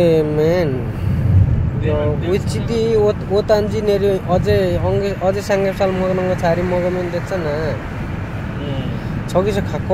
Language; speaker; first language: Korean; non-native, learner; Nepali